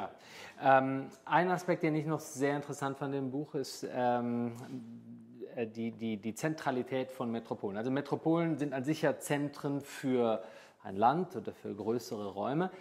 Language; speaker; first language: German; native; German